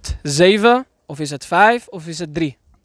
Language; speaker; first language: Dutch; native; Dutch